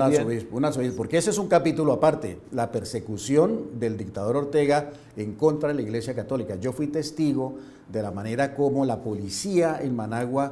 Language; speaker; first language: Spanish; native; Spanish